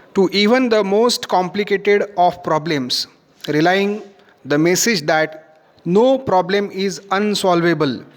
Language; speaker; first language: English; non-native, local second language; Marathi